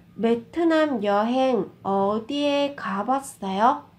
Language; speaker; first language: Korean; non-native, fluent; Vietnamese